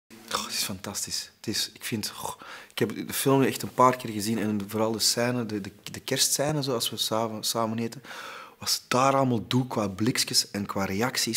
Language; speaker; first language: Dutch; native; Dutch